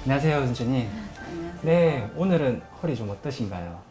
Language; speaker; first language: Korean; native; Korean